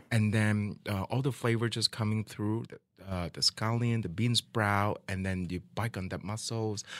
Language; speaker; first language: English; non-native, local second language; Min Nan Chinese